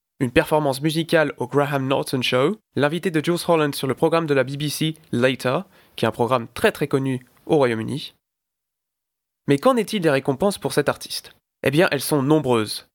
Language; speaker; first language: French; native; French